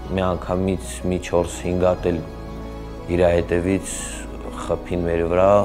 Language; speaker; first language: Armenian; early bilingual, heritage; Armenian